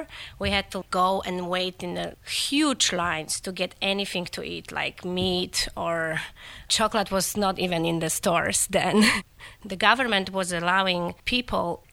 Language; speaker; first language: English; non-native, fluent; Polish